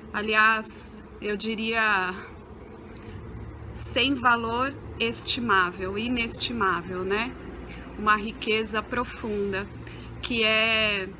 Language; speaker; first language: Portuguese; native; Portuguese